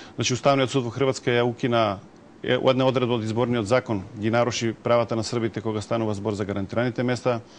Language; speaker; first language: Macedonian; non-native, local second language; Serbian